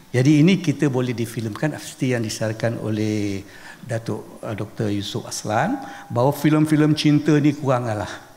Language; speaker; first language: Malay; native; Malay